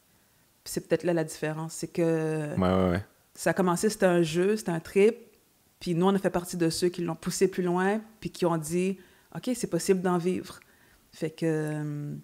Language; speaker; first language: French; native; French